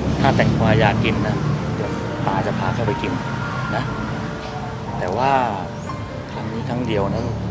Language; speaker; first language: Thai; native; Thai